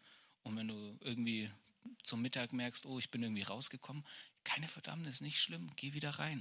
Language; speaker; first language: German; native; German